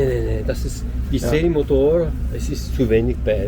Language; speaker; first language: German; non-native, learner; Czech